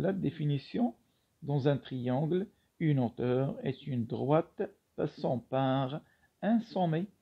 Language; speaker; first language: French; non-native, local second language; Arabic